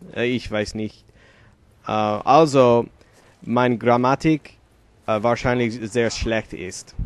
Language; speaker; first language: German; non-native, learner; English